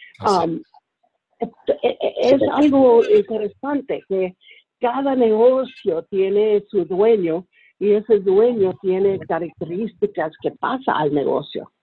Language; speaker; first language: Spanish; early bilingual, heritage; Spanish